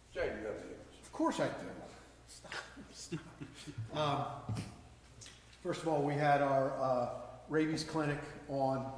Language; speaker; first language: English; native; English